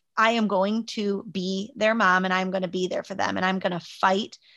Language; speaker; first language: English; native; English